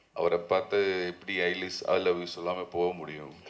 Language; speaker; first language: Tamil; native; Tamil